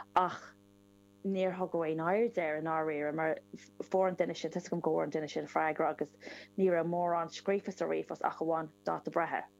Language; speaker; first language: Irish; non-native, local second language; English